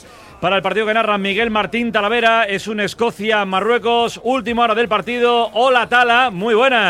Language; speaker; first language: Spanish; native; Spanish